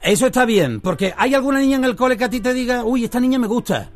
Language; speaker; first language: Spanish; native; Spanish